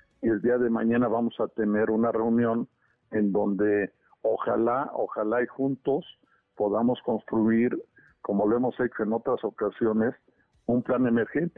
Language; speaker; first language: Spanish; native; Spanish